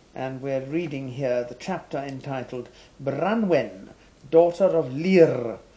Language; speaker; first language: English; native; English